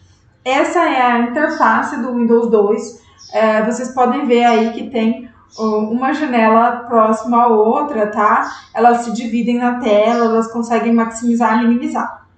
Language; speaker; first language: Portuguese; native; Portuguese